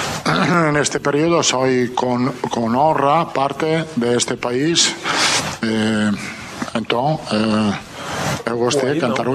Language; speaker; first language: Portuguese; non-native, fluent; Italian